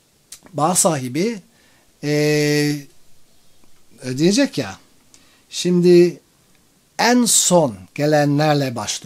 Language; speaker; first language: Turkish; non-native, fluent; English